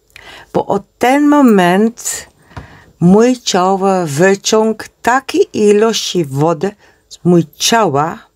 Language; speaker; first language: Polish; non-native, learner; Dutch